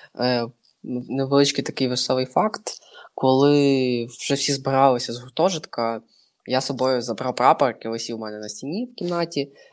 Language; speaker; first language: Ukrainian; native; Ukrainian